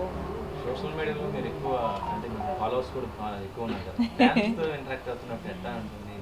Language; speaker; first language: Telugu; native; Telugu